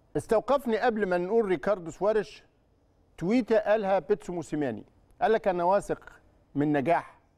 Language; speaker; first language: Arabic; native; Arabic